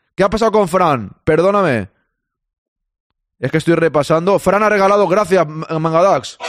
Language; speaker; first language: Spanish; native; Spanish